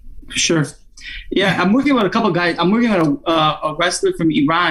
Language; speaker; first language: English; non-native, fluent; Italian